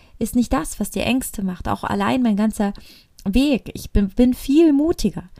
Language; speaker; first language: German; native; German